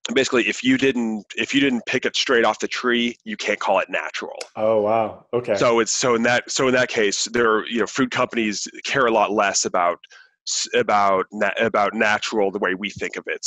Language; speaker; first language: English; native; English